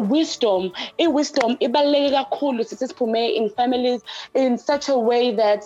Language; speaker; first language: English; non-native, local second language; Zulu